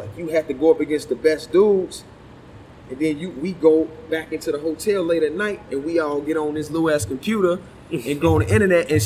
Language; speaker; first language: English; native; English